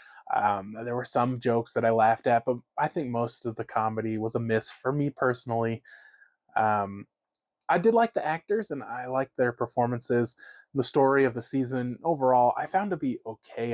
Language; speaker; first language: English; native; English